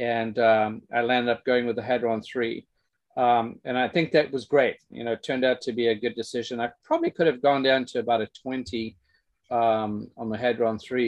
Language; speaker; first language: English; native; English